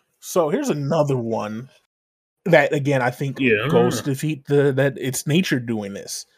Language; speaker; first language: English; native; English